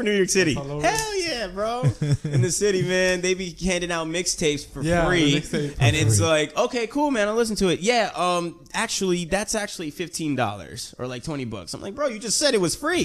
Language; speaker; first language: English; early bilingual, other home language; Spanish